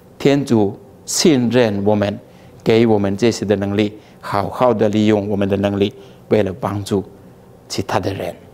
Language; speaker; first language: Chinese; early bilingual, heritage; Chinese